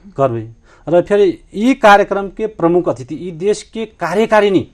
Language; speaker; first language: Maithili; non-native, local second language; Rana Tharu